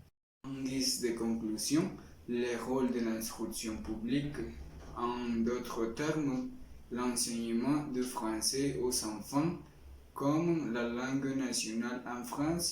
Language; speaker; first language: French; non-native, learner; Spanish